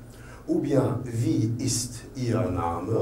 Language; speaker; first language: German; non-native, learner; French